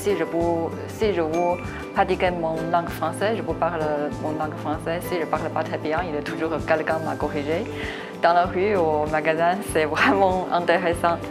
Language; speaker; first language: French; non-native, learner; Chinese